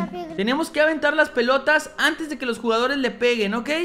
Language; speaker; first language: Spanish; native; Spanish